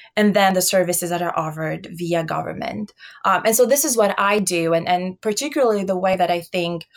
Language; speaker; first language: English; early bilingual, other home language; Albanian